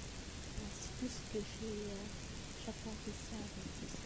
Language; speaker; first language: French; non-native, fluent; Vietnamese